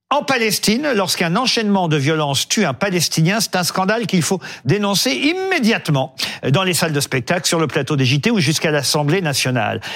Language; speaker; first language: French; native; French